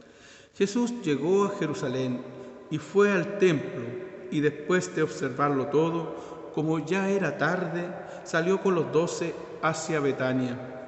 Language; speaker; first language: Spanish; native; Spanish